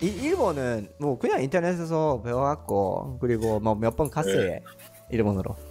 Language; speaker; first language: Korean; non-native, fluent; Spanish